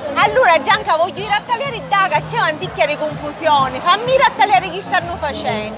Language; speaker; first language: Italian; native; Italian